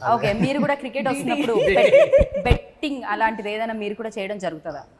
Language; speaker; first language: Telugu; native; Telugu